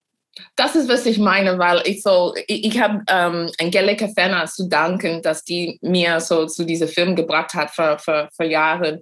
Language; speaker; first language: German; non-native, fluent; English